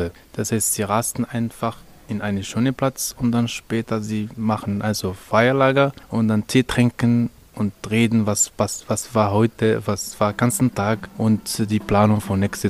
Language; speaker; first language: German; non-native, learner; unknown